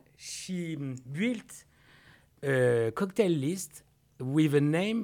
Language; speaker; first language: English; non-native, learner; French